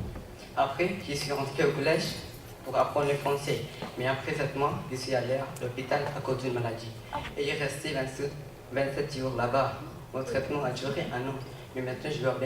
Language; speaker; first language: French; non-native, learner; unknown